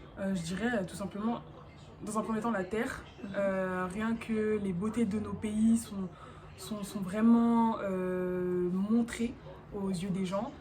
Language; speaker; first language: French; native; French